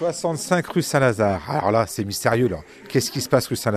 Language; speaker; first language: French; native; French